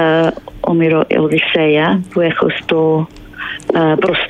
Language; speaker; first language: Greek; non-native, learner; English